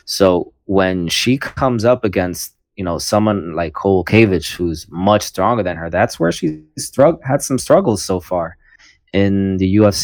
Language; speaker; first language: English; native; English